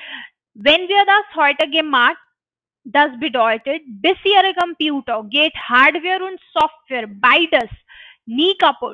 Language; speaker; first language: German; non-native, learner; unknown